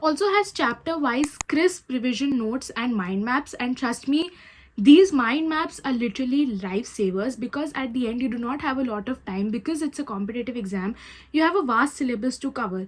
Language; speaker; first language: English; non-native, local second language; Hindi